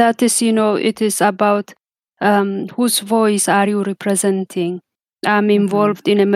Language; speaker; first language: English; non-native, fluent; Amharic